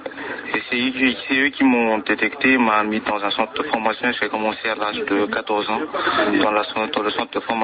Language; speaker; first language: French; non-native, local second language; Malagasy